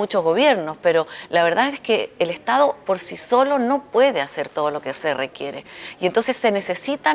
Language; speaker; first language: Spanish; native; Spanish